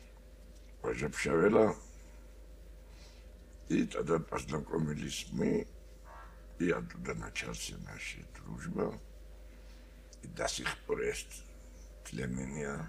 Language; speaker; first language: Russian; non-native, learner; Georgian